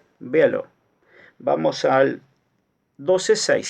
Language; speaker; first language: Spanish; native; Spanish